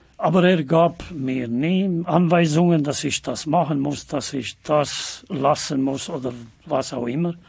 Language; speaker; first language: German; non-native, fluent; Albanian